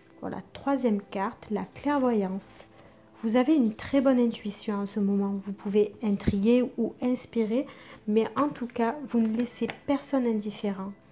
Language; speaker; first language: French; native; French